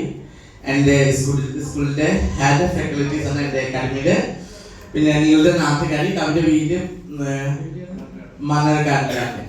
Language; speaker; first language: Malayalam; non-native, local second language; Assamese